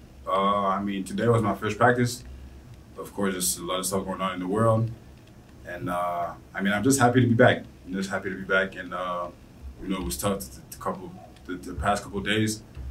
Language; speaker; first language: English; non-native, fluent; French